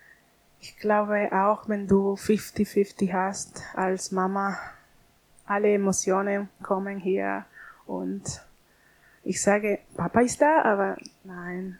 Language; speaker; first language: German; non-native, learner; Spanish